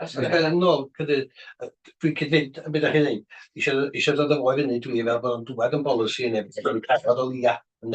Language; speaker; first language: Welsh; native; Welsh